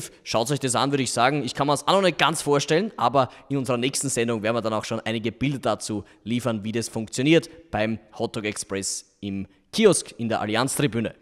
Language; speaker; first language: German; native; German